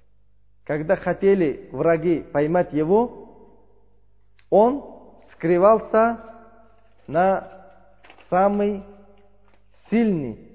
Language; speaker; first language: Russian; non-native, learner; Uzbek